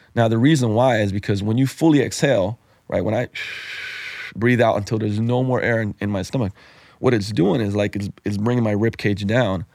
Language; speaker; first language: English; non-native, fluent; Slovenian